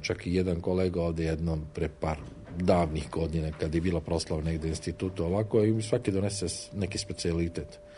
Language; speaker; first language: Croatian; non-native, fluent; Arabic